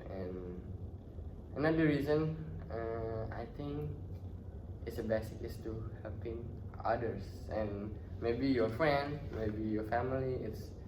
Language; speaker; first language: English; non-native, learner; Indonesian